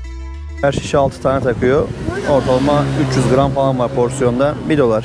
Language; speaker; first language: Turkish; native; Turkish